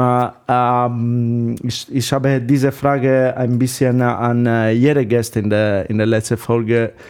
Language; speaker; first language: German; non-native, learner; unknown